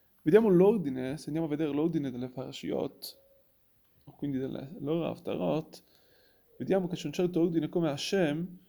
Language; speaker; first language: Italian; non-native, fluent; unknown